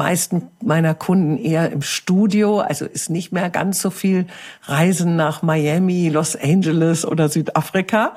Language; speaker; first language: German; native; German